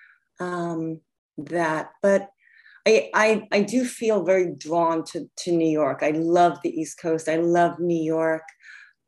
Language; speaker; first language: English; native; English